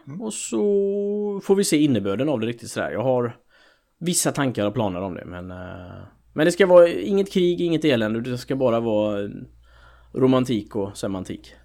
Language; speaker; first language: Swedish; native; Swedish